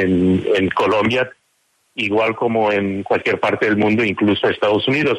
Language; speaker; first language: Spanish; non-native, fluent; English